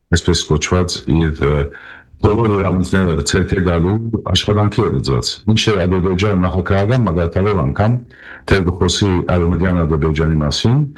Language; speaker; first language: Armenian; early bilingual, heritage; Armenian